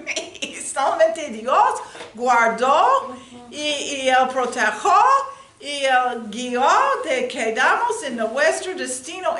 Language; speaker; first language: Spanish; non-native, learner; English